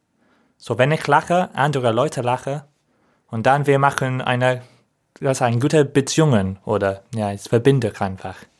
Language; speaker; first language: German; non-native, learner; English